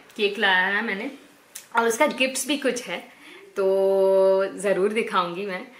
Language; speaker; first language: Hindi; non-native, local second language; Bangla